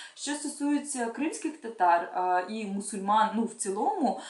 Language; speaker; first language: Ukrainian; non-native, local second language; Russian